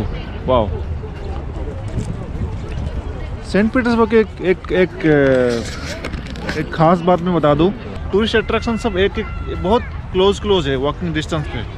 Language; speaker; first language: Hindi; non-native, local second language; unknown